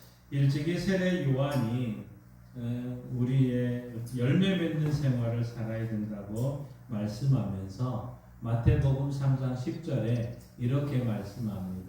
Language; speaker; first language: Korean; native; Korean